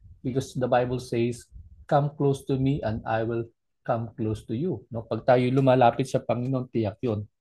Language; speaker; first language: Filipino; non-native, local second language; Cebuano